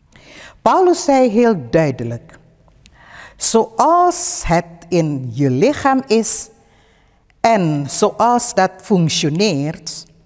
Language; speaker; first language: Dutch; non-native, fluent; Indonesian